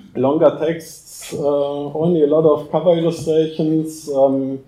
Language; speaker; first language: English; non-native, fluent; German